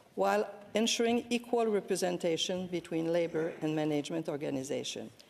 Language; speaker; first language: English; non-native, fluent; French